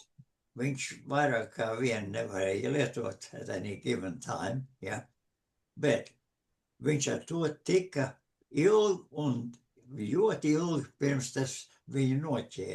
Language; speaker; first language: Latvian; non-native, fluent; English